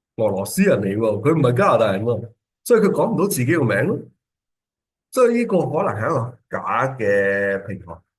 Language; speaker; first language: Cantonese; early bilingual, heritage; Cantonese